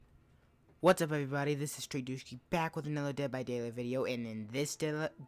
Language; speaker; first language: English; native; English